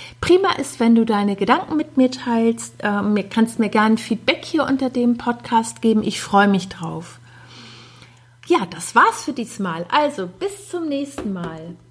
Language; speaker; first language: German; native; German